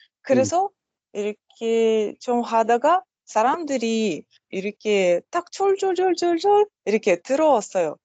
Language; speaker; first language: Korean; non-native, learner; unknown